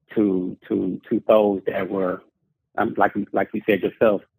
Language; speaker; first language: English; native; English